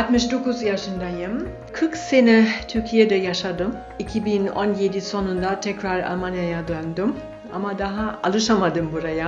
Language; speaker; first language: Turkish; early bilingual, heritage; Turkish